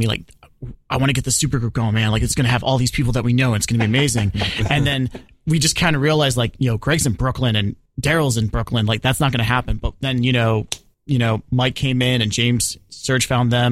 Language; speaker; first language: English; native; English